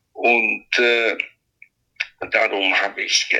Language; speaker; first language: German; non-native, fluent; Italian